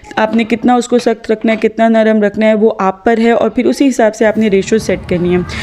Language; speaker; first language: Urdu; native; Urdu